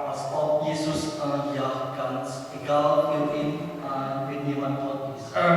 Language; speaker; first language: German; non-native, learner; Indonesian